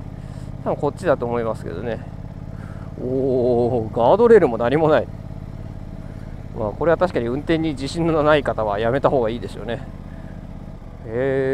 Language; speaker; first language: Japanese; native; Japanese